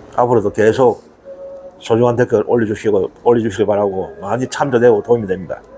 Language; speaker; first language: Korean; native; Korean